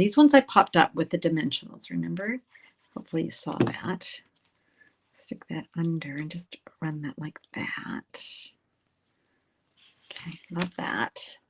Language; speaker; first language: English; native; English